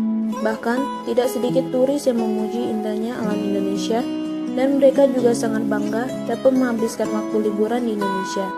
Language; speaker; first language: Indonesian; native; Indonesian